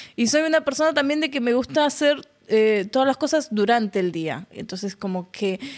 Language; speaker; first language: Spanish; native; Spanish